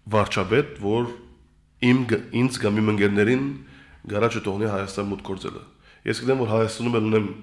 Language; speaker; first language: Armenian; early bilingual, heritage; Armenian